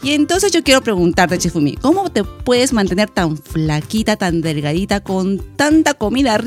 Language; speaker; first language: Spanish; native; Spanish